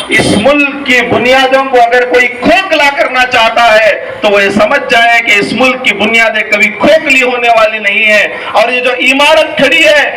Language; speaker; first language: Urdu; native; Urdu